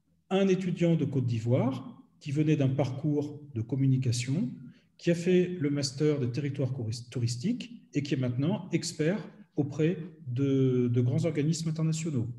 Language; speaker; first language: French; native; French